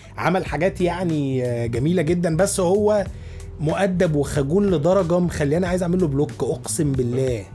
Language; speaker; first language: Egyptian Arabic; native; Egyptian Arabic